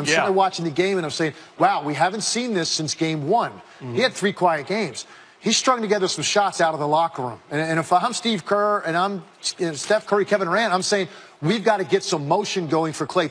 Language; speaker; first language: English; native; English